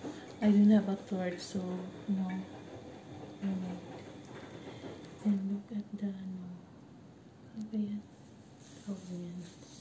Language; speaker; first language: English; non-native, local second language; Filipino